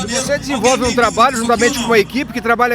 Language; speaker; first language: Portuguese; native; Portuguese